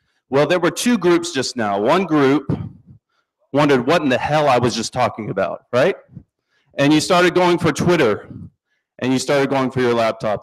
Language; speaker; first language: English; native; English